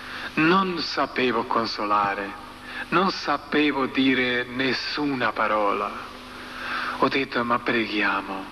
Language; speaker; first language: Italian; non-native, learner; Croatian